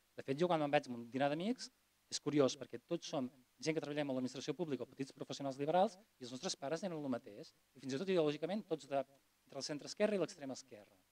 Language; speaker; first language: Catalan; non-native, local second language; Spanish